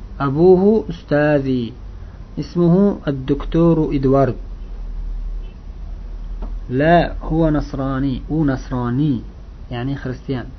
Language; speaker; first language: Arabic; non-native, fluent; Uzbek